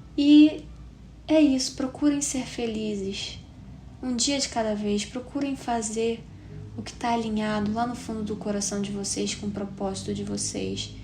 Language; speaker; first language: Portuguese; native; Portuguese